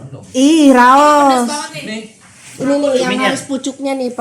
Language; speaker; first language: Indonesian; native; Indonesian